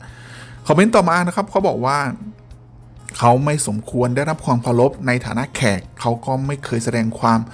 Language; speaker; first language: Thai; native; Thai